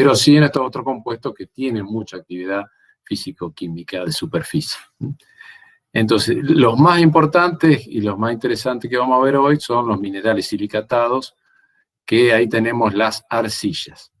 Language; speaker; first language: Spanish; native; Spanish